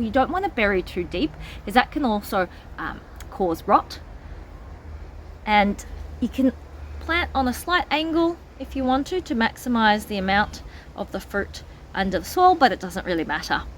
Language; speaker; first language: English; native; English